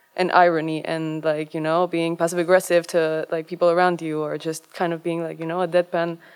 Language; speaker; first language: English; non-native, fluent; Spanish